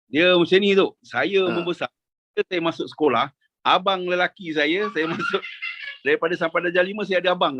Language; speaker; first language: Indonesian; non-native, local second language; Malay